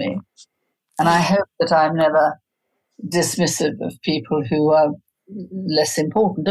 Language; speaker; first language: English; native; English